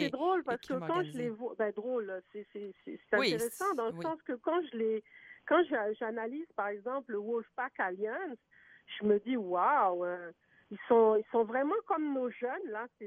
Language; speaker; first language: French; native; French